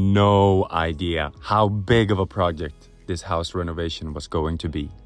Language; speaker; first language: English; non-native, fluent; Swedish